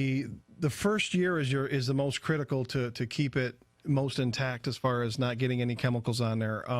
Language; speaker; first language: English; native; English